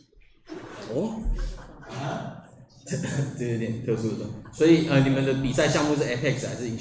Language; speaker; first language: Chinese; native; Chinese